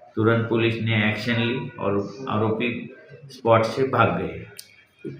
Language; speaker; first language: Hindi; non-native, local second language; Marathi